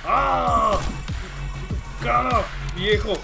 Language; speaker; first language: Spanish; native; Spanish